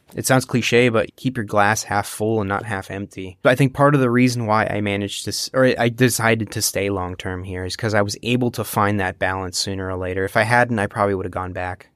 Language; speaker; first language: English; native; English